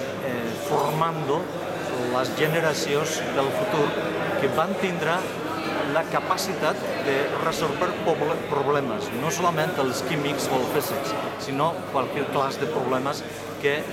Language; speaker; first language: Catalan; non-native, fluent; Basque